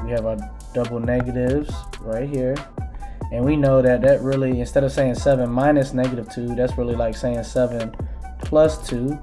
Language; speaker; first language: English; native; English